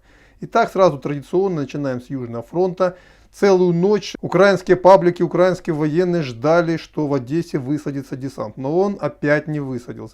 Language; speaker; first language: Russian; native; Russian